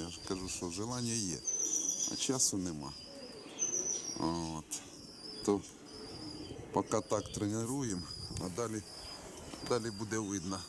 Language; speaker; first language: Ukrainian; non-native, local second language; Russian